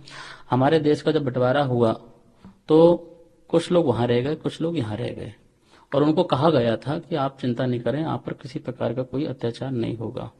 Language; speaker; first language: Hindi; native; Hindi